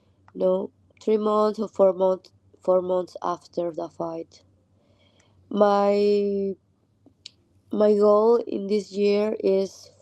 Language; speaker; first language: English; non-native, learner; Spanish